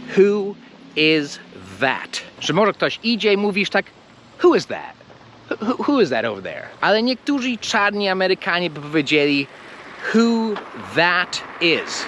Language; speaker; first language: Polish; non-native, fluent; English